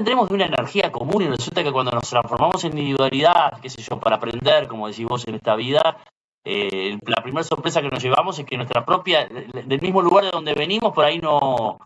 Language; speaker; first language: Spanish; native; Spanish